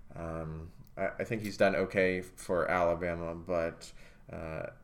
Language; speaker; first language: English; native; English